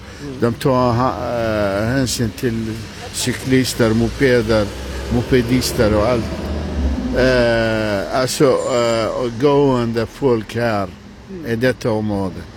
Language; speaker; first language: Swedish; non-native, fluent; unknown